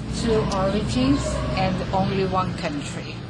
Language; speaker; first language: English; non-native, fluent; Portuguese